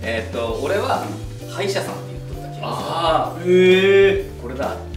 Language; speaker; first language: Japanese; native; Japanese